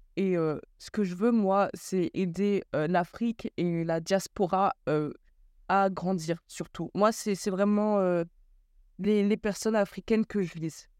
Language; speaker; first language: French; early bilingual, other home language; Bambara